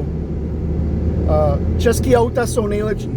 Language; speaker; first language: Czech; non-native, fluent; English